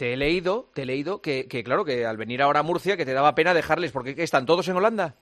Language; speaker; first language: Spanish; native; Spanish